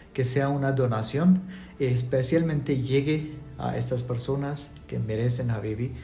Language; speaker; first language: Spanish; non-native, fluent; Urdu